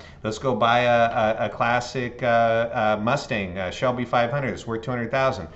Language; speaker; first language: English; native; English